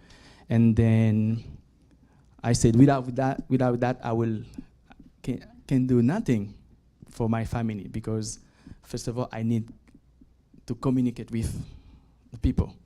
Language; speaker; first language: English; non-native, learner; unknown